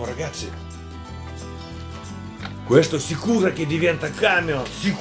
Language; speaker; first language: Italian; non-native, fluent; Russian